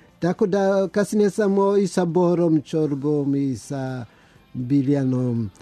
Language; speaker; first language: Serbian; early bilingual, other home language; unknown